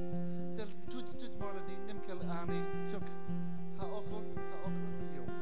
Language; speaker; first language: Hungarian; non-native, learner; English